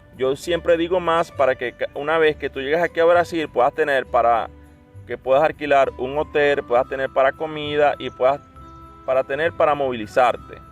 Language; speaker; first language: Spanish; native; Spanish